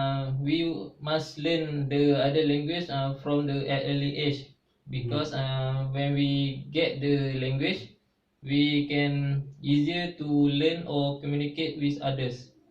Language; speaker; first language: English; non-native, local second language; Malay